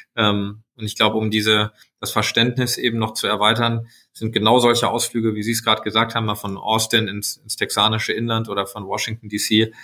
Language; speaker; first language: German; native; German